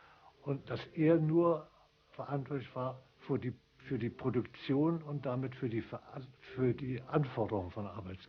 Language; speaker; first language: German; native; German